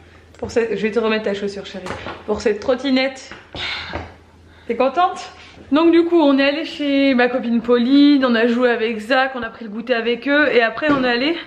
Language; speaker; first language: French; native; French